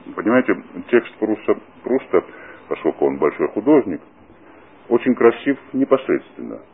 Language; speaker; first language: Russian; non-native, local second language; Georgian